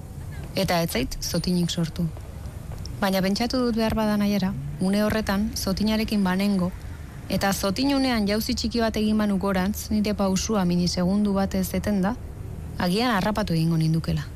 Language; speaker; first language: Basque; native; Basque